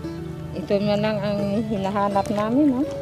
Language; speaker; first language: Filipino; non-native, local second language; Hiligaynon